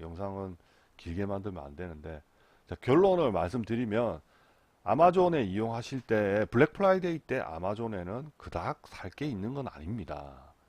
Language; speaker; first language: Korean; native; Korean